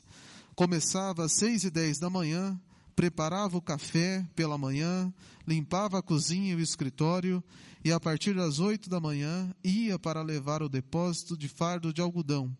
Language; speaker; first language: Portuguese; native; Portuguese